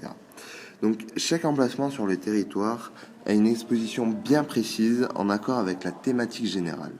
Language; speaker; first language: French; native; French